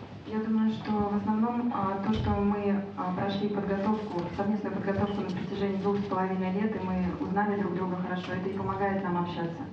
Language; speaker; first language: Russian; native; Russian